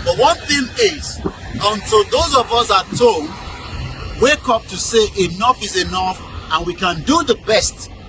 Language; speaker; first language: English; non-native, local second language; Yoruba